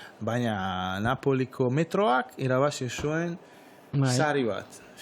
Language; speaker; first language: Basque; non-native, fluent; Italian